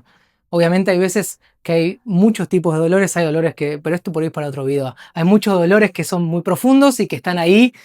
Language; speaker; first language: Spanish; native; Spanish